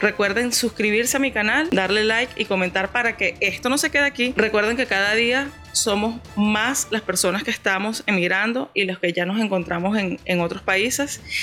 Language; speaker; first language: Spanish; native; Spanish